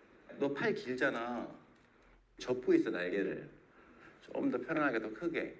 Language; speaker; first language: Korean; native; Korean